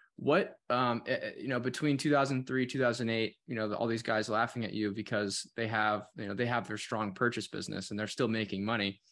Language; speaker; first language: English; native; English